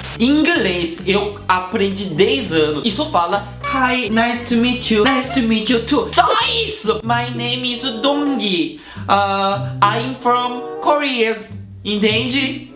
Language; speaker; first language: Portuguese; non-native, fluent; Korean